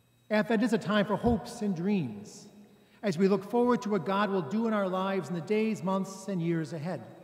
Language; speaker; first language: English; native; English